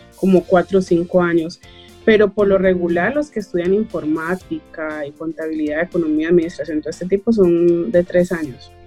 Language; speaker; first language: Spanish; native; Spanish